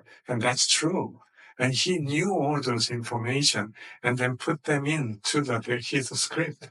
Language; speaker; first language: English; non-native, fluent; Korean